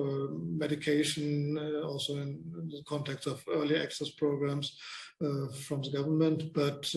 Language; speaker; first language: English; non-native, fluent; German